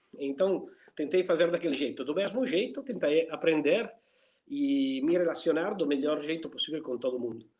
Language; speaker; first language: Portuguese; non-native, fluent; Italian